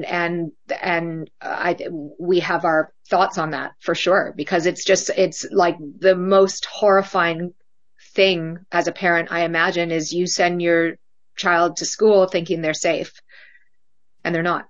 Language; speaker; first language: English; native; English